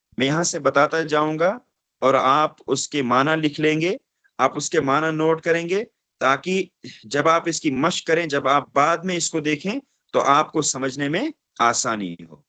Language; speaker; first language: Urdu; non-native, local second language; Kashmiri